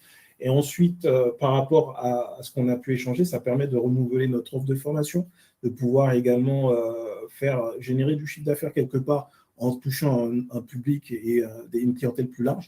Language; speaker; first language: French; native; French